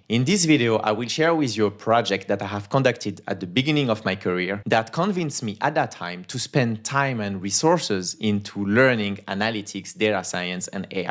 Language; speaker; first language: English; non-native, fluent; French